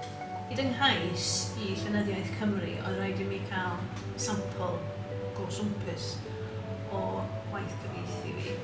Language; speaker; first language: Welsh; non-native, local second language; English